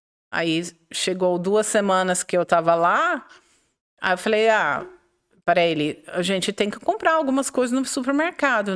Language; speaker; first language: Portuguese; non-native, fluent; Dutch